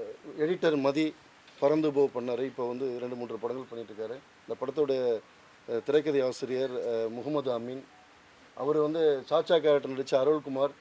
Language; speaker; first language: Tamil; native; Tamil